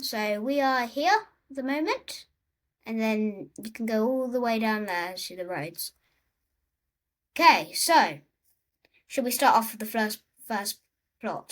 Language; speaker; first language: English; native; English